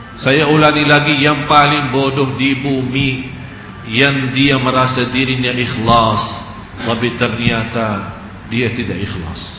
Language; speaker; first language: Indonesian; non-native, fluent; Arabic